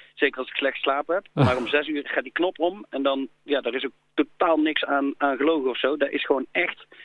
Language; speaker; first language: Dutch; native; Dutch